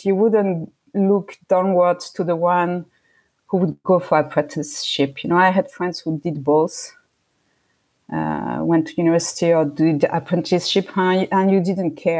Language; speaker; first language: English; non-native, fluent; French